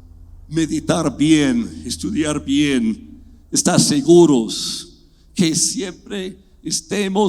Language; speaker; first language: Spanish; non-native, fluent; English